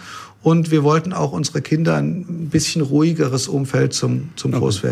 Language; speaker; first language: German; native; German